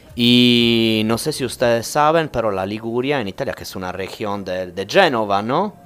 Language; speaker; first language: Spanish; non-native, fluent; Italian